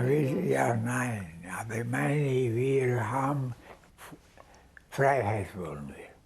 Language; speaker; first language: German; non-native, fluent; Hungarian